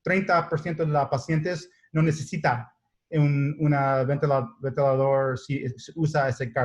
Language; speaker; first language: Spanish; non-native, learner; English